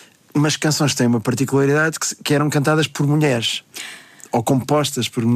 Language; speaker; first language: Portuguese; native; Portuguese